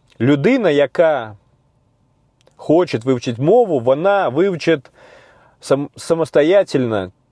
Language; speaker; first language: Ukrainian; non-native, learner; Russian